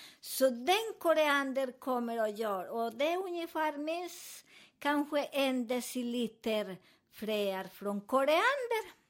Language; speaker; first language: Swedish; non-native, learner; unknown